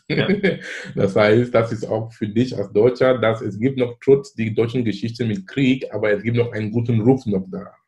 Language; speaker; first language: German; non-native, fluent; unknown